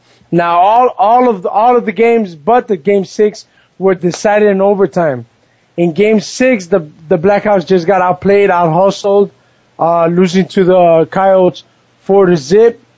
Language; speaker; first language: English; early bilingual, other home language; Spanish